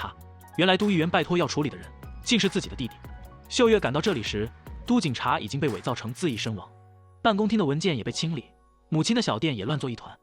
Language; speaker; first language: Chinese; native; Chinese